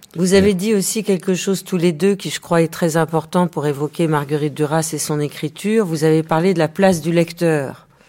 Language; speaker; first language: French; native; French